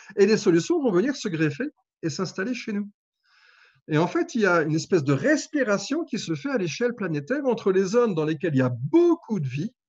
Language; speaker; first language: French; native; French